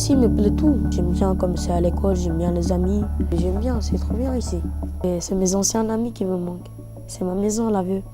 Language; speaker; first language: French; early bilingual, other home language; Bulgarian